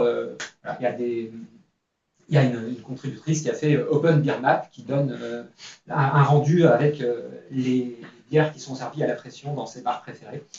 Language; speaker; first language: French; native; French